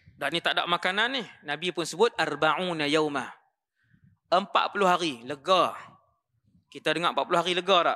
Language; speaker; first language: Malay; native; Malay